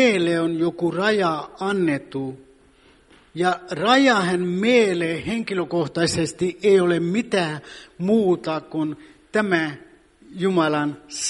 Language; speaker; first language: Finnish; non-native, fluent; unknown